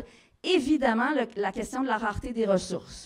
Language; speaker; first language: French; native; French